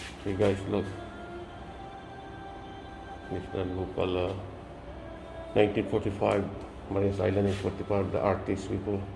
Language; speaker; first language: English; non-native, learner; Filipino